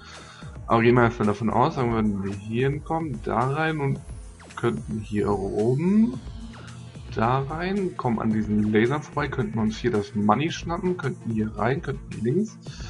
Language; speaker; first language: German; native; German